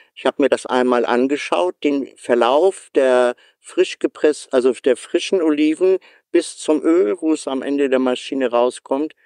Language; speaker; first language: German; native; German